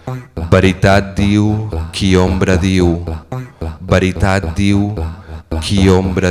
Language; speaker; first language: Catalan; native; Catalan